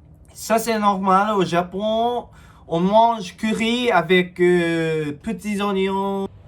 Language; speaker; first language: French; non-native, learner; Japanese